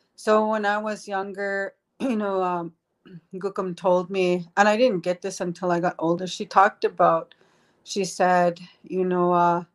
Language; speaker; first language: English; native; English